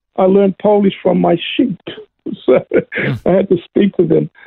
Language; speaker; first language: English; native; English